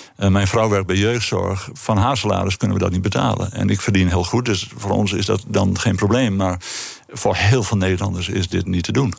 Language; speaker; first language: Dutch; native; Dutch